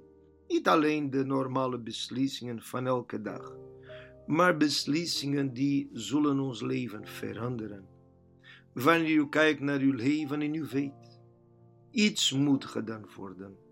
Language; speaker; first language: Dutch; non-native, learner; Portuguese